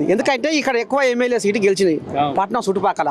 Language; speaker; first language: Telugu; native; Telugu